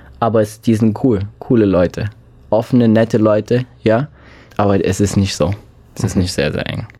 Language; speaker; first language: German; non-native, fluent; English